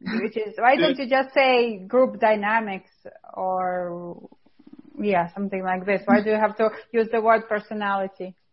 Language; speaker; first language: English; non-native, fluent; Russian